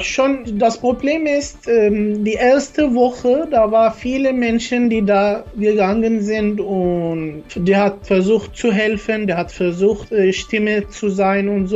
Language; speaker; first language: German; non-native, learner; Arabic